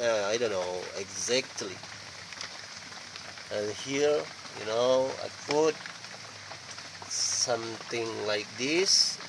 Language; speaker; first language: English; non-native, learner; Indonesian